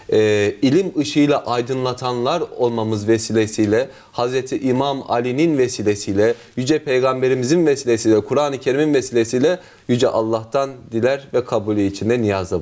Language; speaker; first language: Turkish; native; Turkish